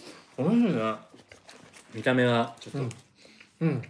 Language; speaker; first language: Japanese; non-native, fluent; English